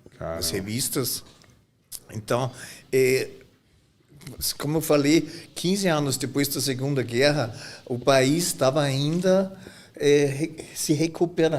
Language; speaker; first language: Portuguese; non-native, fluent; German